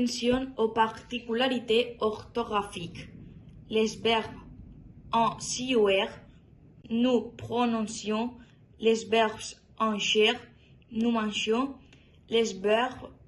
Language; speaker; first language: French; non-native, learner; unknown